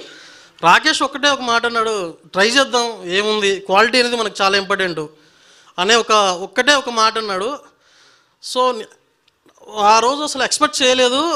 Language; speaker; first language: Telugu; native; Telugu